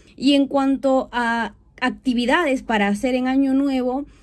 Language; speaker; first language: Spanish; native; Spanish